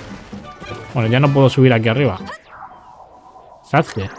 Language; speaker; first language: Spanish; native; Spanish